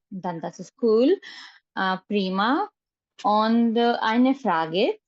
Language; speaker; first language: German; non-native, learner; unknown